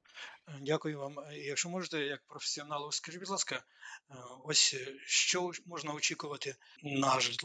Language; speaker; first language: Ukrainian; native; Ukrainian